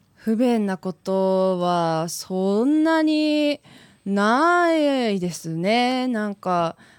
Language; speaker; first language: Japanese; native; Japanese